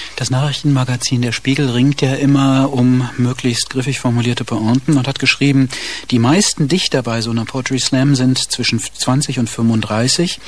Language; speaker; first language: German; native; German